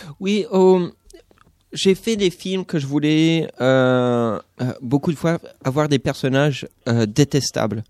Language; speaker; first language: French; non-native, fluent; English